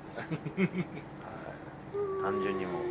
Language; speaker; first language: Japanese; native; Japanese